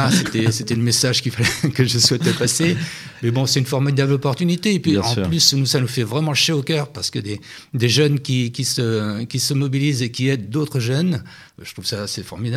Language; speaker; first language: French; native; French